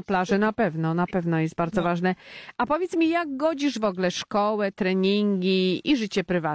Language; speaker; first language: Polish; native; Polish